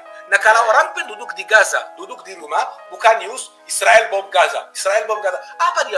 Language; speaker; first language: Indonesian; non-native, fluent; Hebrew